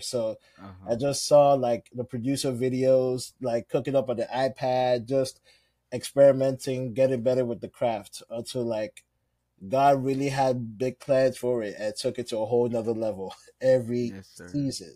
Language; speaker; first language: English; non-native, local second language; Yoruba